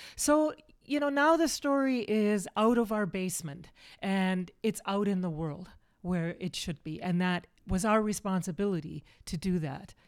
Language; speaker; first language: English; early bilingual, other home language; German